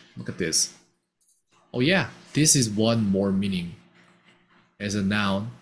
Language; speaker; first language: English; non-native, fluent; Korean